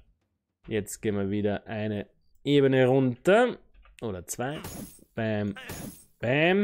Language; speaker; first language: German; native; German